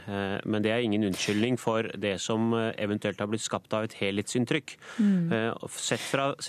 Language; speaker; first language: Norwegian; native; Norwegian